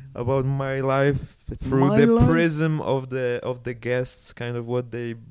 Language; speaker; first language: English; non-native, fluent; Polish